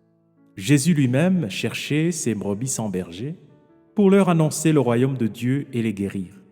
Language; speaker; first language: French; non-native, local second language; Kinyarwanda